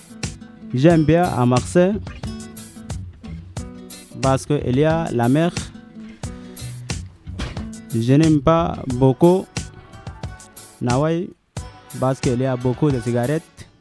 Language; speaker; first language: French; non-native, learner; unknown